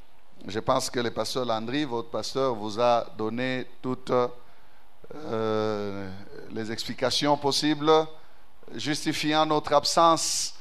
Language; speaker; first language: French; non-native, local second language; Swahili